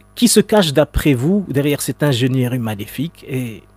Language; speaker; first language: French; non-native, local second language; Arabic